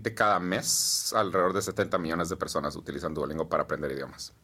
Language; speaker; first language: Spanish; native; Spanish